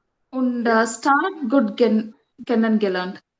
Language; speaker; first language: German; non-native, learner; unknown